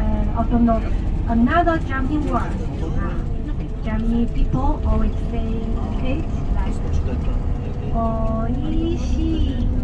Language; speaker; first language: English; non-native, learner; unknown